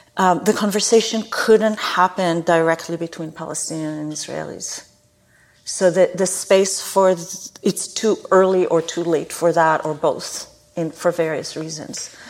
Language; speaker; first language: English; non-native, fluent; Hebrew